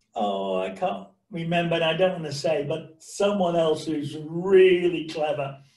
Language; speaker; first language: English; native; English